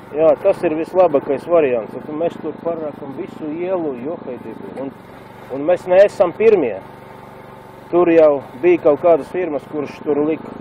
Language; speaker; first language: Latvian; non-native, local second language; Russian